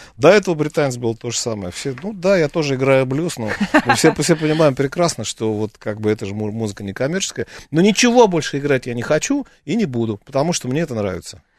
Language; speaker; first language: Russian; native; Russian